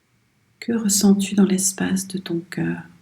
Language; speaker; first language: French; native; French